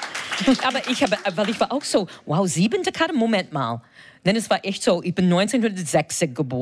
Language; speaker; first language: German; non-native, fluent; English